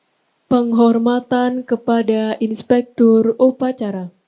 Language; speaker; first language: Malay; non-native, local second language; Balinese